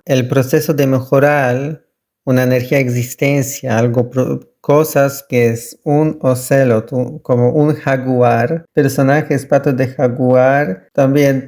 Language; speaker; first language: Spanish; non-native, learner; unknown